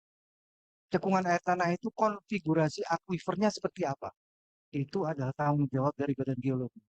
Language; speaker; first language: Indonesian; native; Indonesian